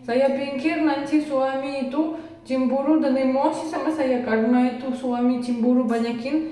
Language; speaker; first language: Indonesian; non-native, learner; Russian